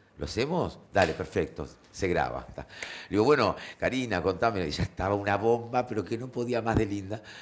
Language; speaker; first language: Spanish; native; Spanish